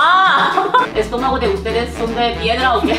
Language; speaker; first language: Spanish; non-native, learner; Korean